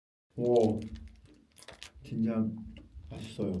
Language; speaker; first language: Korean; non-native, learner; Chinese